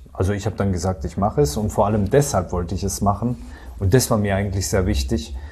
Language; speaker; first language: German; native; German